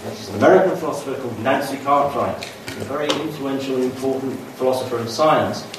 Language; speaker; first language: English; native; English